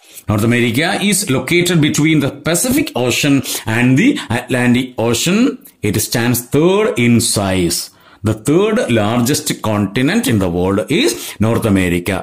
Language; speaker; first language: English; non-native, local second language; Malayalam